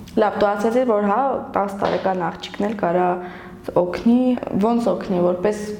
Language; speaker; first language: Armenian; native; Armenian